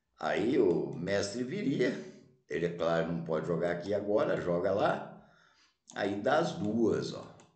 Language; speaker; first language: Portuguese; native; Portuguese